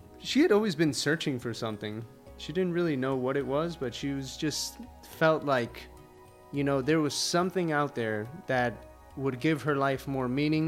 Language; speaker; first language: English; early bilingual, other home language; Spanish